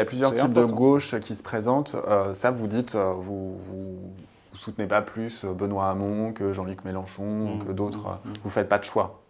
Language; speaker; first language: French; native; French